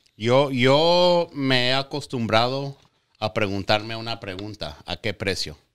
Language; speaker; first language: Spanish; early bilingual, heritage; Spanish